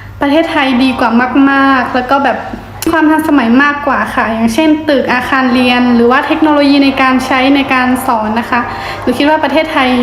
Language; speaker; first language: Thai; early bilingual, other home language; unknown